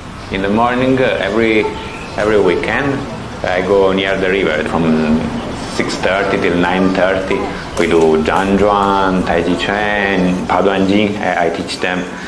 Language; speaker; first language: English; non-native, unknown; Italian